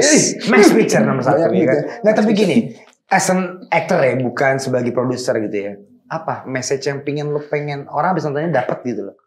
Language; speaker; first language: Indonesian; native; Indonesian